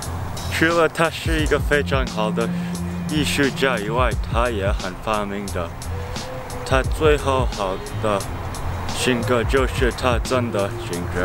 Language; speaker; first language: Chinese; non-native, learner; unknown